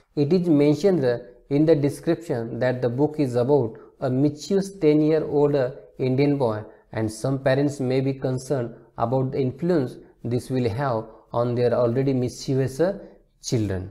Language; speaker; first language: English; non-native, local second language; Marathi